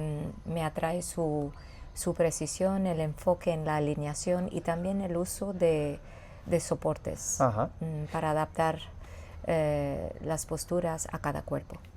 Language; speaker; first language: Spanish; non-native, fluent; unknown